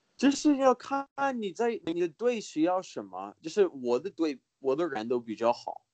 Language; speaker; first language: Chinese; early bilingual, heritage; Chinese